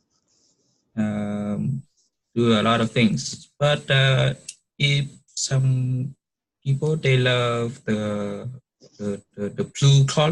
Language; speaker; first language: English; non-native, learner; Vietnamese